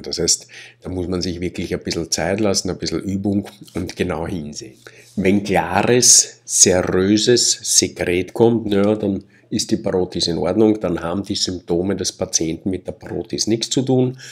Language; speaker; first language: German; native; German